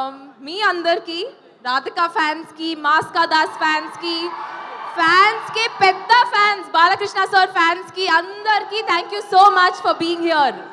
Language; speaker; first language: Telugu; non-native, fluent; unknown